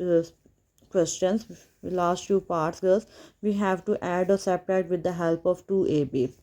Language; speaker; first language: English; non-native, local second language; Urdu